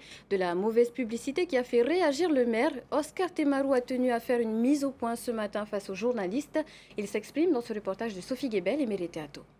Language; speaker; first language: French; native; French